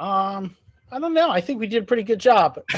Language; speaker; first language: English; native; English